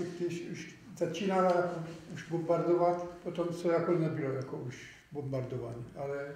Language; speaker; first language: Czech; non-native, local second language; Arabic